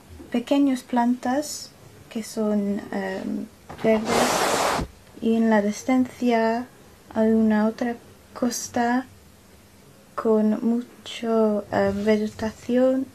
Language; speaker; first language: Spanish; non-native, learner; English